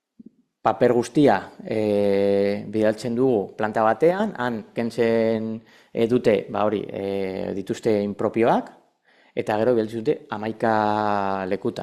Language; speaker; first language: Basque; non-native, local second language; Spanish